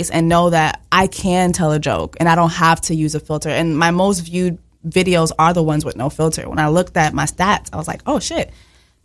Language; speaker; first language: English; early bilingual, other home language; Haitian Creole